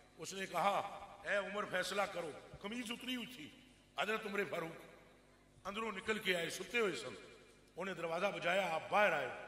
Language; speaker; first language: Urdu; non-native, local second language; Punjabi